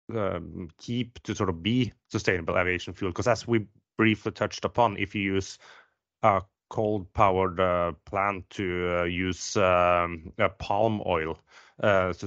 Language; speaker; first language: English; non-native, fluent; Norwegian